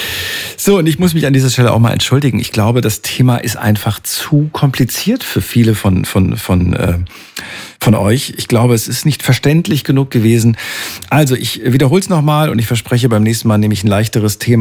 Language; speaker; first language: German; native; German